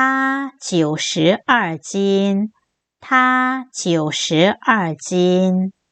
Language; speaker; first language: Chinese; non-native, fluent; Korean